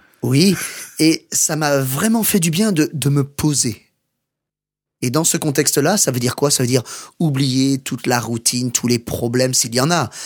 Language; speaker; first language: French; native; French